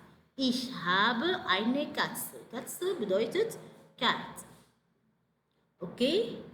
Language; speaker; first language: German; non-native, fluent; Arabic